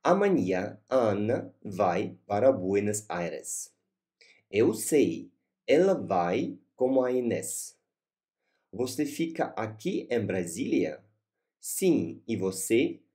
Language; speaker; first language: Portuguese; non-native, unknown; Russian